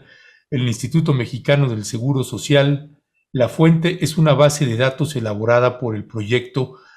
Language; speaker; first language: Spanish; native; Spanish